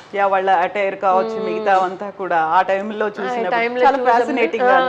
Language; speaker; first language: Telugu; native; Telugu